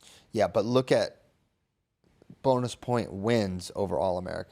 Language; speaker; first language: English; native; English